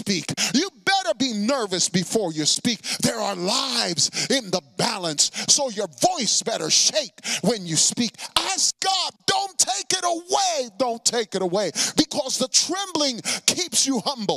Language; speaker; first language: English; native; English